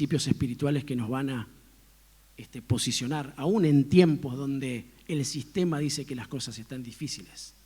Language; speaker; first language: Spanish; native; Spanish